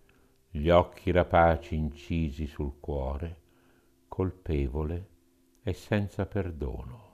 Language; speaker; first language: Italian; native; Italian